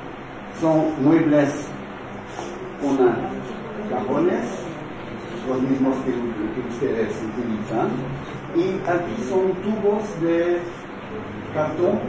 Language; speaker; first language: Spanish; non-native, fluent; French